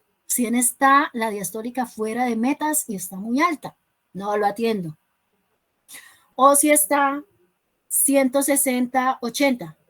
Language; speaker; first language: Spanish; native; Spanish